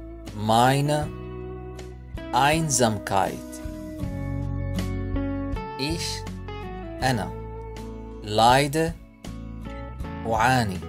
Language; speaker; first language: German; non-native, fluent; Arabic